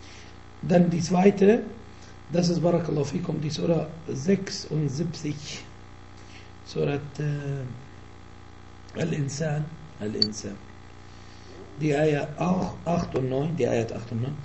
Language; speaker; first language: German; non-native, fluent; Arabic